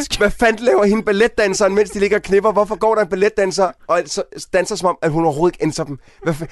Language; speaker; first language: Danish; native; Danish